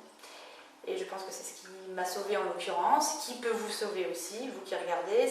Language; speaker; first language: French; native; French